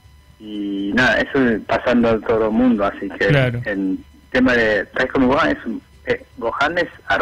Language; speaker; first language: Spanish; non-native, fluent; Japanese